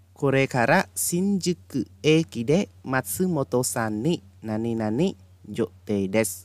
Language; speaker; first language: Japanese; non-native, fluent; Khmer